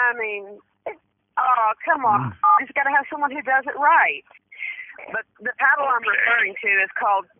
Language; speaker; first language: English; native; English